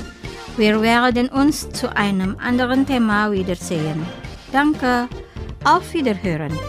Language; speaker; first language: German; non-native, fluent; Indonesian